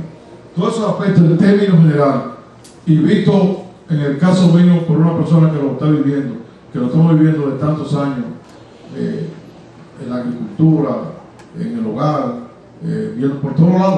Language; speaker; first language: Spanish; native; Spanish